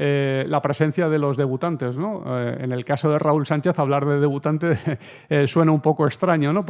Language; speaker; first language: Spanish; native; Spanish